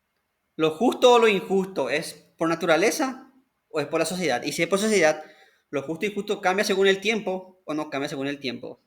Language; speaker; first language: Spanish; native; Spanish